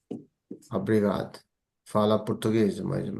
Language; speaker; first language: Portuguese; non-native, fluent; Bangla